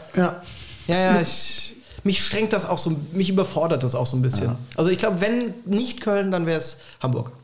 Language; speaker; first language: German; native; German